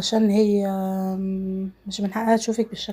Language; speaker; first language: Arabic; native; Arabic